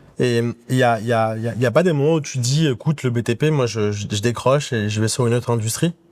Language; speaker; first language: French; native; French